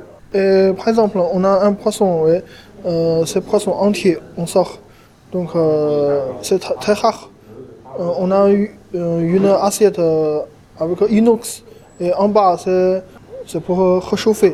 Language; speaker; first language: French; non-native, fluent; Chinese